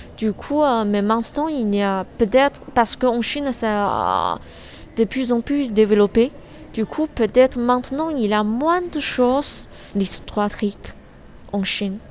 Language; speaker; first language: French; non-native, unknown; Chinese